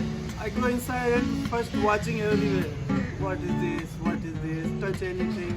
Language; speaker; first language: English; non-native, learner; Hindi